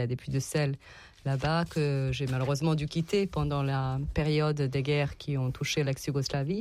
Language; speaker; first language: French; non-native, fluent; Serbian